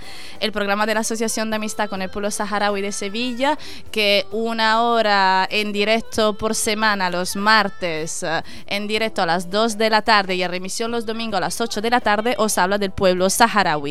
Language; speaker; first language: Spanish; native; Spanish